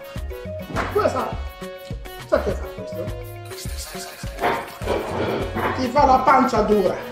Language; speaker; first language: Italian; non-native, learner; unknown